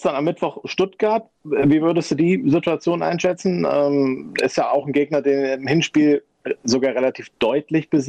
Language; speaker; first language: German; native; German